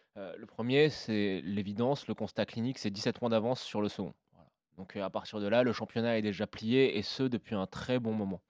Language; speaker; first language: French; native; French